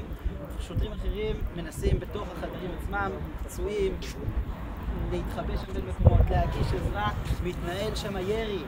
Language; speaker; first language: Hebrew; native; Hebrew